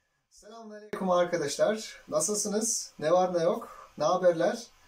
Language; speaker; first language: Turkish; non-native, fluent; Uzbek